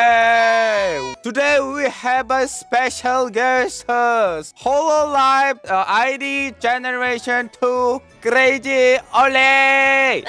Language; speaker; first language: English; non-native, learner; Korean